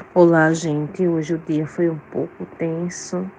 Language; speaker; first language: Portuguese; native; Portuguese